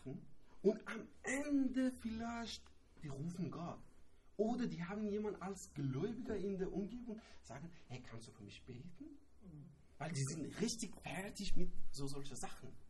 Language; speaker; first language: German; non-native, learner; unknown